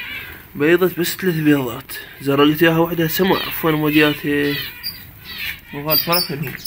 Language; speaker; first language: Arabic; native; Arabic